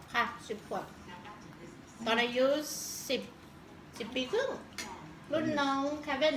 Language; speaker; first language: Thai; early bilingual, heritage; Thai